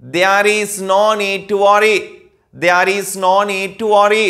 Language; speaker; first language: English; non-native, local second language; Sinhala